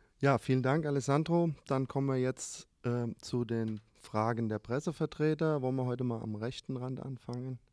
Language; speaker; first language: German; native; German